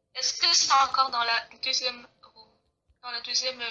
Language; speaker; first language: French; native; French